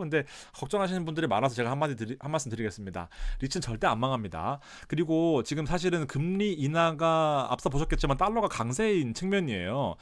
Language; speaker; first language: Korean; native; Korean